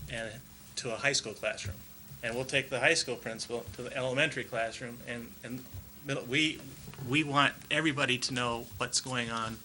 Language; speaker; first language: English; native; English